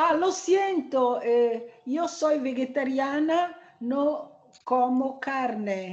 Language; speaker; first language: Spanish; non-native, learner; Italian